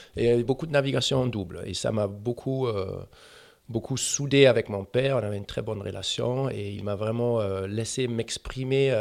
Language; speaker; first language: French; non-native, fluent; German